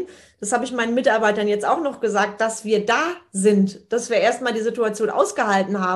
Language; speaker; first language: German; native; German